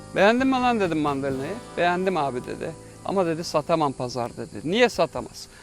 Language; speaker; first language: Turkish; native; Turkish